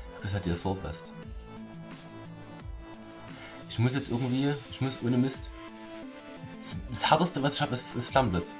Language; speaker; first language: German; native; German